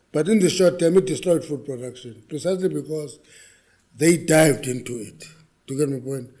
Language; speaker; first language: English; non-native, local second language; Xhosa